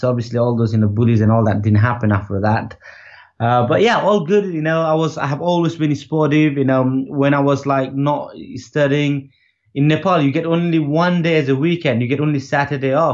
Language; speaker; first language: English; non-native, local second language; Nepali